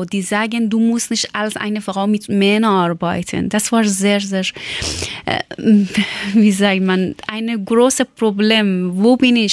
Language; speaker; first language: German; non-native, learner; Persian